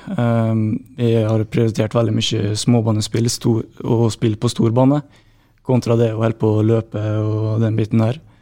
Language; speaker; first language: Norwegian; native; Norwegian